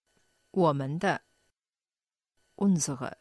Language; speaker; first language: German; non-native, fluent; Chinese